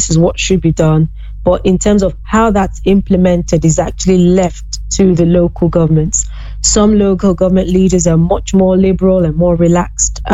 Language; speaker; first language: English; non-native, local second language; Yoruba